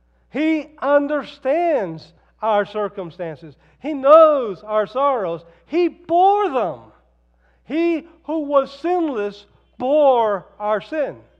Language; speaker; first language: English; early bilingual, other home language; Spanish